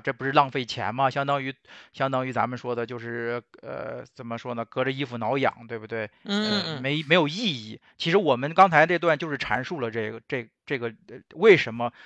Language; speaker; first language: Chinese; native; Chinese